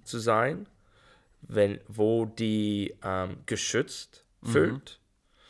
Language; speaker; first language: German; non-native, learner; English